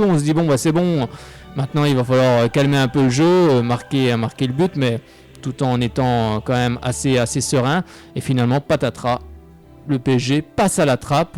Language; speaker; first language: French; native; French